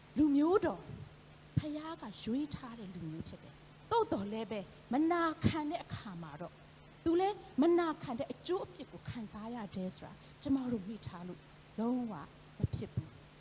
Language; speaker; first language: Burmese; non-native, local second language; Hakha Chin